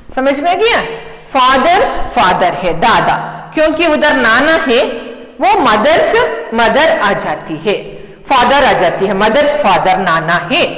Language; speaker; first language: Hindi; non-native, local second language; Kannada